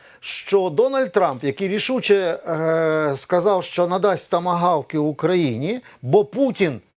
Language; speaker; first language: Ukrainian; native; Ukrainian